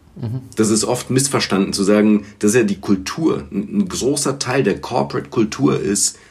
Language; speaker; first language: German; early bilingual, other home language; Bulgarian